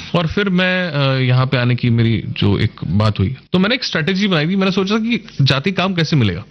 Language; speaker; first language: Hindi; non-native, local second language; Marathi